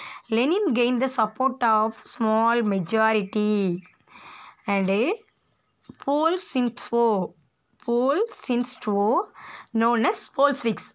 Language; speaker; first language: English; non-native, local second language; Tamil